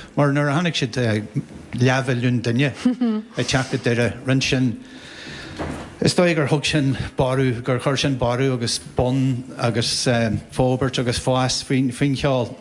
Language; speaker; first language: Irish; native; Irish